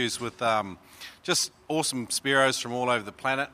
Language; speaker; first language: English; native; English